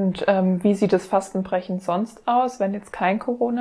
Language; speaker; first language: German; native; German